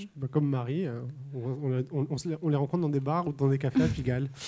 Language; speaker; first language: French; native; French